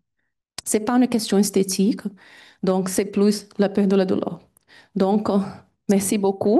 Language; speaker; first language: French; non-native, fluent; Portuguese